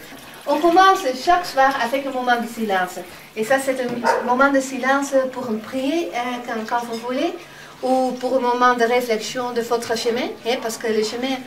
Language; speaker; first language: French; non-native, fluent; Dutch